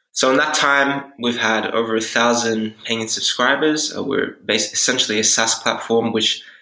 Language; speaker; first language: English; native; English